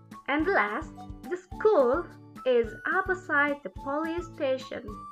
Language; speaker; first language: English; non-native, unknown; Indonesian